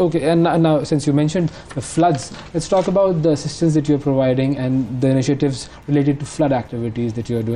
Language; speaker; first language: English; non-native, local second language; Urdu